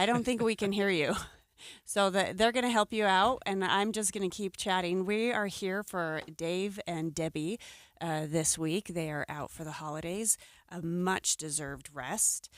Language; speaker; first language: English; native; English